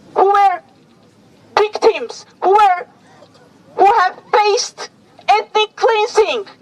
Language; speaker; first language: English; non-native, fluent; Armenian